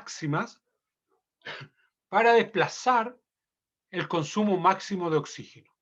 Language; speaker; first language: Spanish; native; Spanish